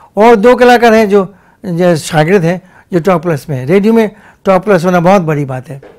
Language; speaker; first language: Hindi; non-native, local second language; Bangla